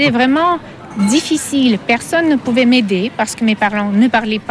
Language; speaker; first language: French; non-native, fluent; Russian